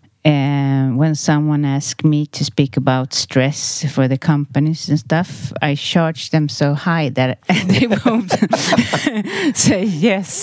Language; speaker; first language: English; non-native, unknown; Swedish